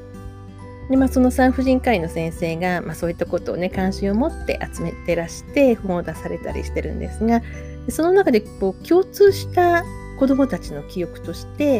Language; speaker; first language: Japanese; native; Japanese